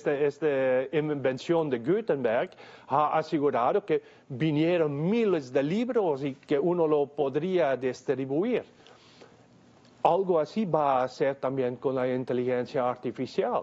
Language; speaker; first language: Spanish; non-native, fluent; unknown